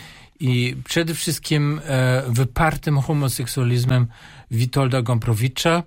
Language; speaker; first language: Polish; non-native, fluent; German